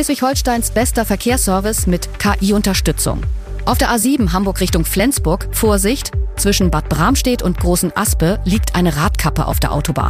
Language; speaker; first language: German; native; German